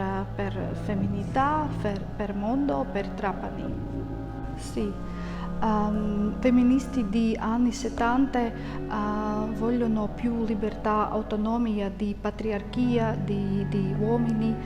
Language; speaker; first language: Italian; non-native, learner; Latvian